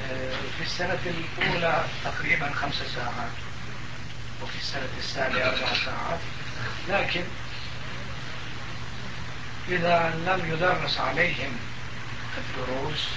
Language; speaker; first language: Arabic; non-native, fluent; Turkish